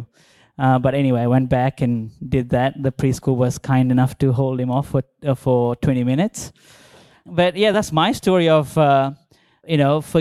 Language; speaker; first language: English; non-native, local second language; Telugu